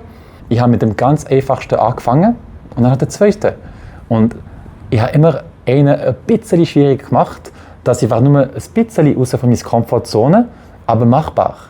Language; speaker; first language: German; non-native, local second language; French